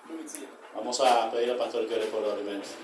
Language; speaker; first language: Spanish; native; Spanish